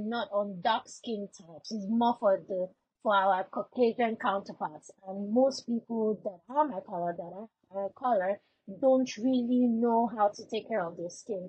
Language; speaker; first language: English; non-native, local second language; Yoruba